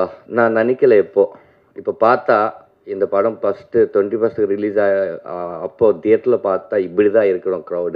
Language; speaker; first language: Tamil; non-native, learner; Telugu